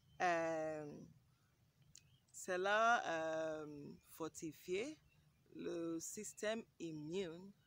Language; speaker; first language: French; non-native, learner; English